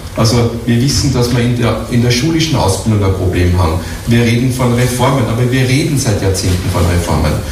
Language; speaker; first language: German; native; German